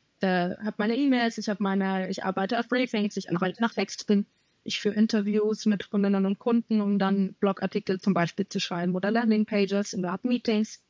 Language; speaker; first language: German; native; German